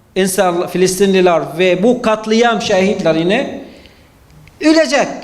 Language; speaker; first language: Turkish; non-native, fluent; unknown